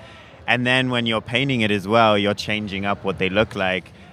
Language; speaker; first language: English; native; English